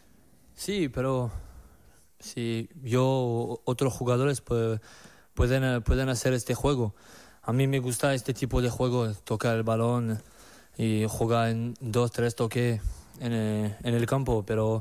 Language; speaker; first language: Spanish; non-native, learner; French